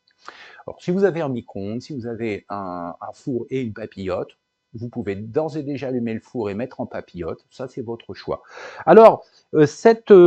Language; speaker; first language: French; native; French